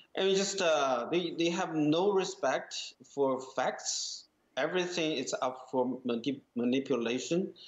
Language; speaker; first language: English; non-native, fluent; Chinese